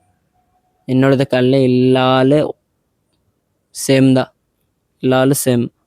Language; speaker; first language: Tamil; non-native, learner; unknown